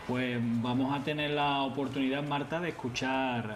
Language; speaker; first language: Spanish; native; Spanish